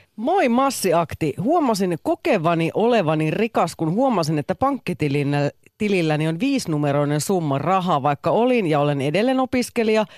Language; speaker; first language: Finnish; native; Finnish